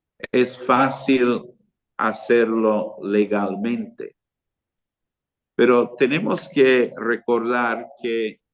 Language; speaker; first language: Spanish; non-native, fluent; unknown